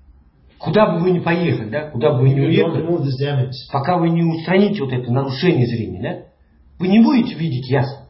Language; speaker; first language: Russian; native; Russian